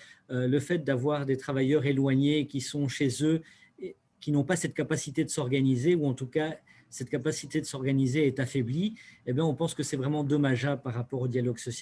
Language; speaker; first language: French; native; French